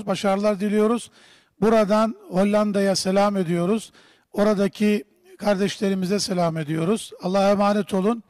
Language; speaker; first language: Turkish; native; Turkish